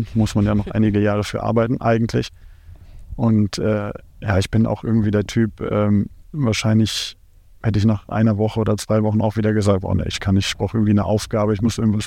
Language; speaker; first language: German; native; German